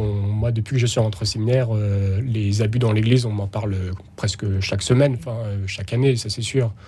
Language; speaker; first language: French; native; French